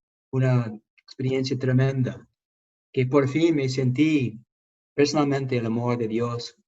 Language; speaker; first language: Spanish; non-native, fluent; English